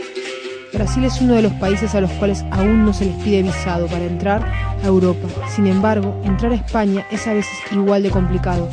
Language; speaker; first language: Spanish; native; Spanish